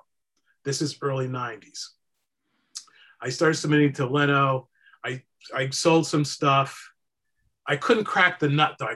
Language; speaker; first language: English; native; English